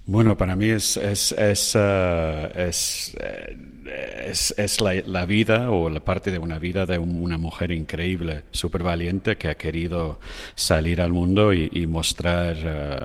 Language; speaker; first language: Spanish; non-native, fluent; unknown